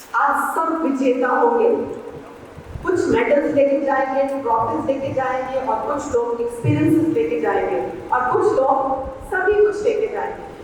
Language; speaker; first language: Hindi; non-native, local second language; Punjabi